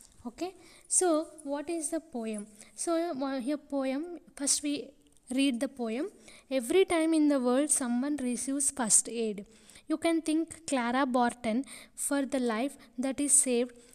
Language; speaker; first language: English; non-native, local second language; Telugu